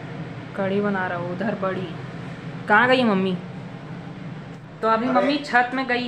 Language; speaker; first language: Hindi; native; Hindi